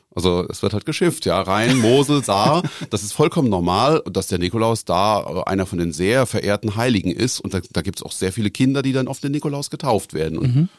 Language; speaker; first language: German; native; German